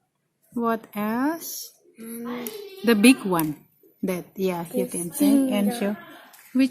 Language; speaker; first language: English; non-native, learner; Indonesian